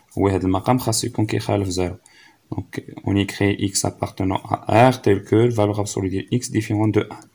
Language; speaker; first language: French; non-native, local second language; Arabic